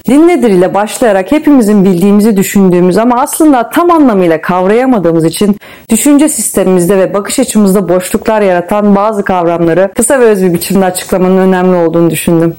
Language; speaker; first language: Turkish; native; Turkish